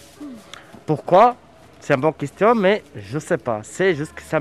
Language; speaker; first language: French; non-native, learner; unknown